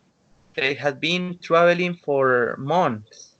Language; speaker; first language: English; non-native, learner; Spanish